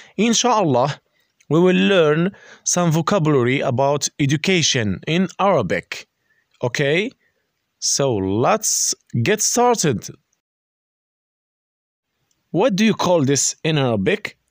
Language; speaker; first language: English; non-native, learner; Arabic